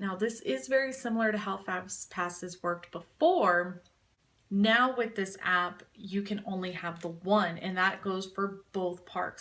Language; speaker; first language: English; native; English